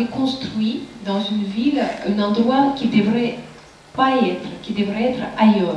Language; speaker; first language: French; non-native, fluent; Russian